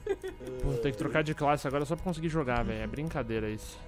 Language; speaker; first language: Portuguese; native; Portuguese